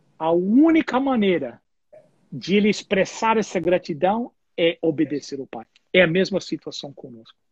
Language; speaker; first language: Portuguese; non-native, fluent; English